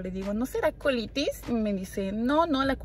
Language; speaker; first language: Spanish; native; Spanish